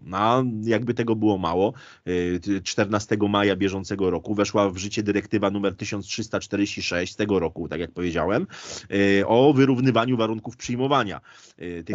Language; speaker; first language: Polish; native; Polish